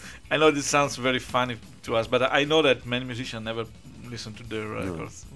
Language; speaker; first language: English; non-native, fluent; Italian